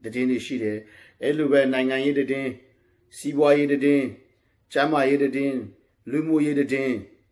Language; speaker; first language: Burmese; non-native, local second language; Kachin